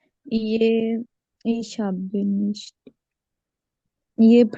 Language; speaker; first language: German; non-native, learner; Urdu